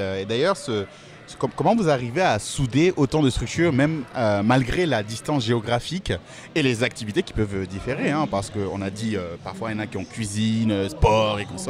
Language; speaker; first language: French; native; French